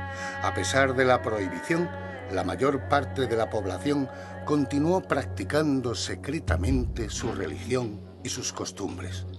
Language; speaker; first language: Spanish; native; Spanish